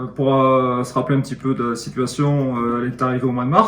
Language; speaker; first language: French; native; French